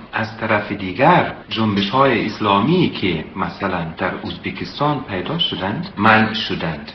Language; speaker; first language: Persian; non-native, fluent; German